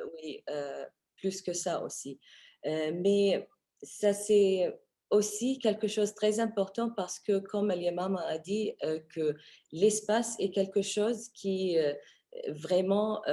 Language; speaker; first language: French; non-native, fluent; Arabic